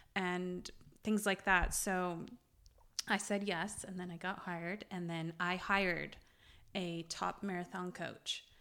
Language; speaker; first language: English; early bilingual, other home language; Armenian